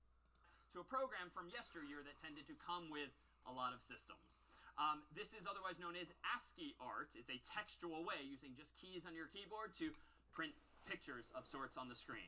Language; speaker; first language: English; native; English